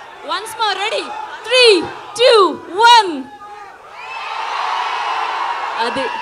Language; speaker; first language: Telugu; native; Telugu